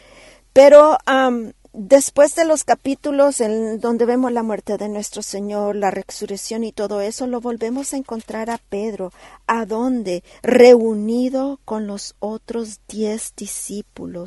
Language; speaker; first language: Spanish; native; Spanish